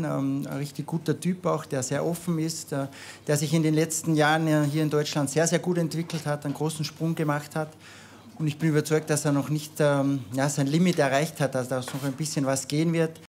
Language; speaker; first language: German; native; German